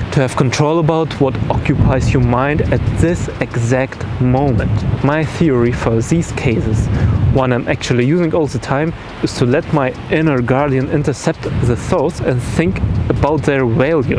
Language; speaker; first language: English; non-native, fluent; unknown